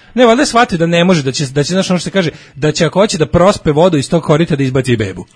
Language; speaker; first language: Serbian; native; Serbian